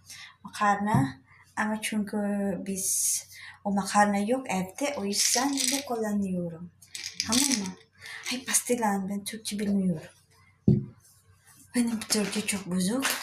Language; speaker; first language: Turkish; non-native, learner; Filipino